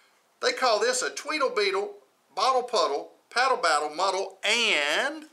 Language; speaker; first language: English; native; English